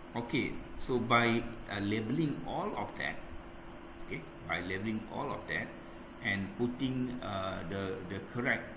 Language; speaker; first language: English; non-native, local second language; Malay